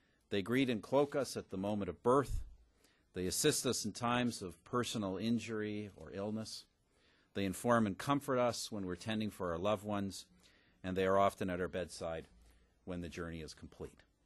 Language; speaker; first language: English; native; English